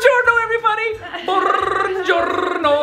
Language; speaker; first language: Italian; non-native, learner; English